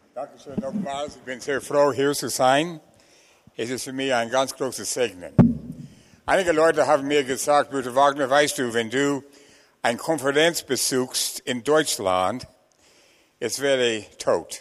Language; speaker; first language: German; non-native, fluent; English